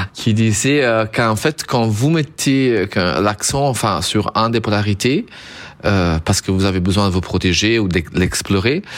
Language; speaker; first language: French; non-native, fluent; Italian